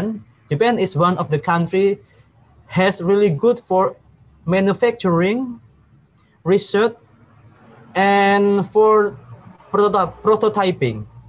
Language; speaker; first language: English; non-native, learner; Indonesian